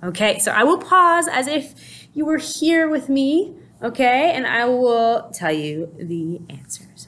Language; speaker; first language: English; native; English